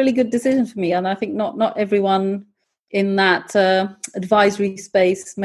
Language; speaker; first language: English; native; English